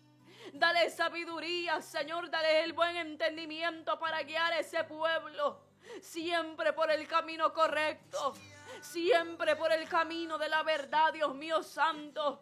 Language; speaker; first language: Spanish; native; Spanish